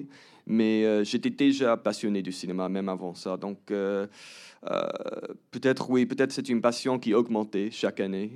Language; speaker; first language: French; early bilingual, heritage; English